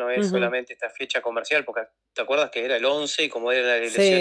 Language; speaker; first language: Spanish; native; Spanish